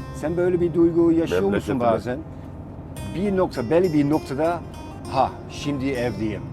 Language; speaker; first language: Turkish; non-native, fluent; Dutch